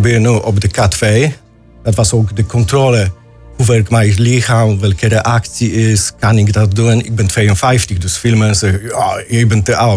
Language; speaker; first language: Dutch; non-native, learner; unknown